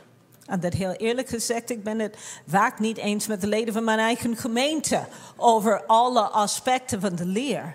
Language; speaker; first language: Dutch; non-native, fluent; English